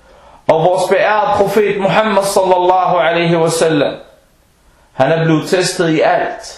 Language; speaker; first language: Danish; early bilingual, other home language; Arabic